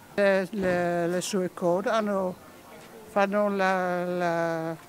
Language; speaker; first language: Italian; non-native, learner; Dutch